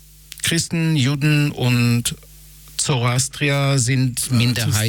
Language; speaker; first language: German; non-native, fluent; Hebrew